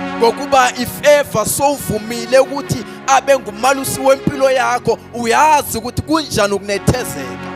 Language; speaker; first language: Zulu; non-native, local second language; South Ndebele